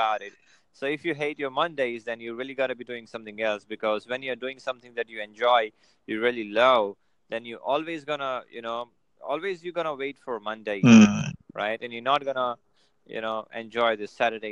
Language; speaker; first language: English; non-native, local second language; Gujarati